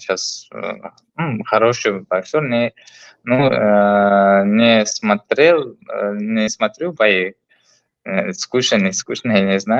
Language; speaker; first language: Russian; non-native, learner; Uzbek